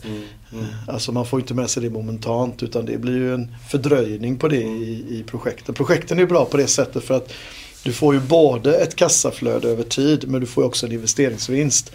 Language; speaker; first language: Swedish; native; Swedish